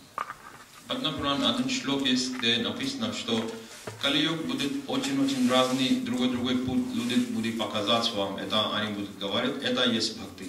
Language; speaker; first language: Russian; non-native, learner; Hindi